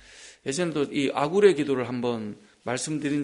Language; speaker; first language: Korean; native; Korean